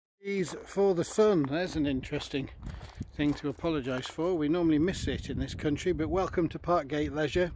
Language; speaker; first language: English; native; English